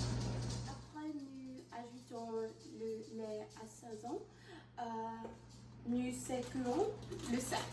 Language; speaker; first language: French; non-native, learner; English